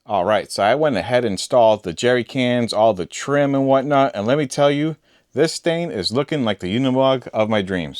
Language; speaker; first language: English; native; English